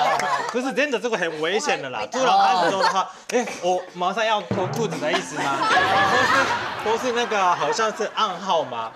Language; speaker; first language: Chinese; non-native, learner; Japanese